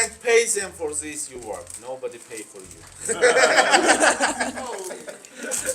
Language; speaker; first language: English; non-native, learner; Georgian